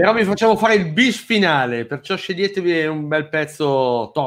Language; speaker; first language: Italian; native; Italian